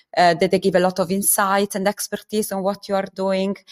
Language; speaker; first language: English; non-native, fluent; Italian